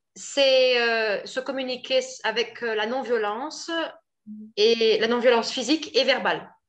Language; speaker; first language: French; native; French